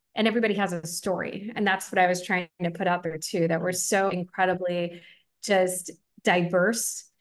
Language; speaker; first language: English; native; English